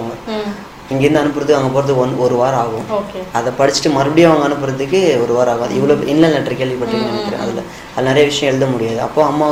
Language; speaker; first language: Tamil; native; Tamil